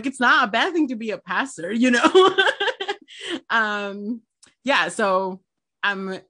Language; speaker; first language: English; non-native, fluent; Spanish